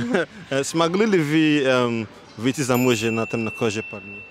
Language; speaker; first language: Russian; non-native, learner; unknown